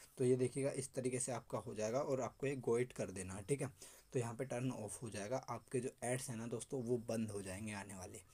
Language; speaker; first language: Hindi; native; Hindi